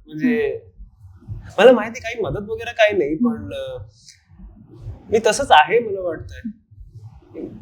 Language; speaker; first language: Marathi; non-native, local second language; Hindi